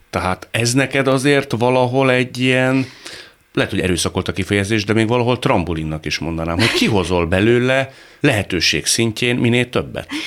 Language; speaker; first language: Hungarian; native; Hungarian